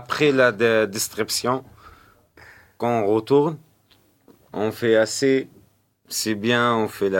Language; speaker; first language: French; non-native, learner; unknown